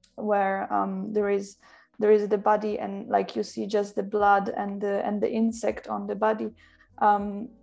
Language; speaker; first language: English; non-native, fluent; Italian